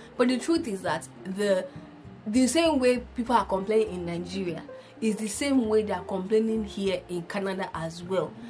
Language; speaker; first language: English; non-native, local second language; Igbo